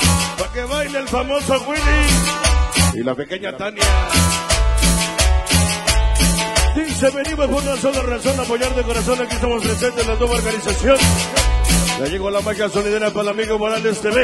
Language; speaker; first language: Spanish; native; Spanish